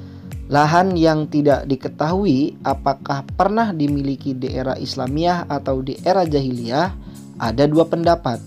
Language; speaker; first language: Indonesian; native; Indonesian